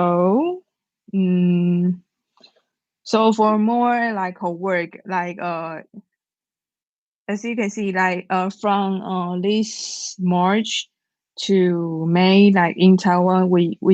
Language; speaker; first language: English; non-native, learner; Chinese